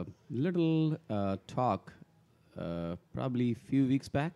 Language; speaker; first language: English; non-native, local second language; Punjabi